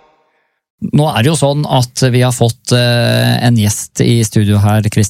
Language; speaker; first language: Norwegian; native; Norwegian